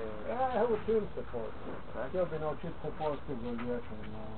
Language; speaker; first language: Polish; non-native, learner; Slovenian